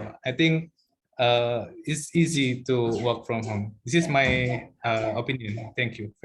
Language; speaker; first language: English; non-native, learner; Indonesian